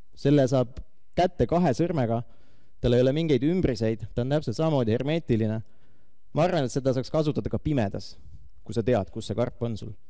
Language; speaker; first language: Estonian; native; Estonian